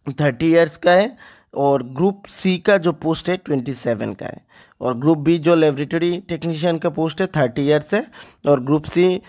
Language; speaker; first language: Hindi; non-native, local second language; Bangla